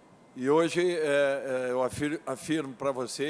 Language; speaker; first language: Portuguese; native; Portuguese